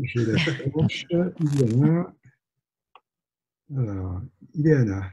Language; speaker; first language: French; native; French